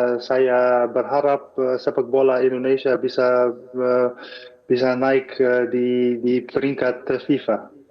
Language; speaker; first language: Indonesian; non-native, fluent; Dutch